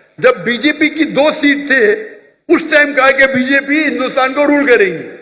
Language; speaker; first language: Urdu; non-native, local second language; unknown